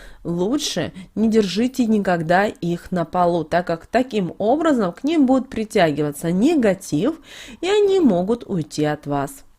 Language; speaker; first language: Russian; native; Russian